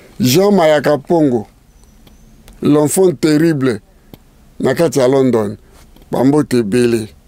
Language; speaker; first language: Lingala; native; Lingala